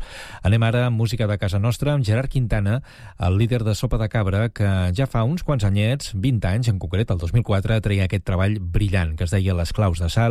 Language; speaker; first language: Catalan; native; Catalan